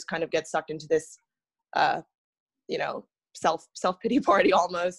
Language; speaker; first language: English; native; English